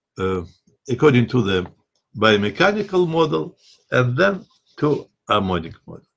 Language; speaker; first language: English; non-native, fluent; Russian